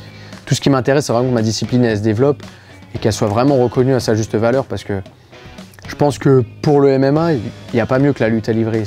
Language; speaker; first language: French; native; French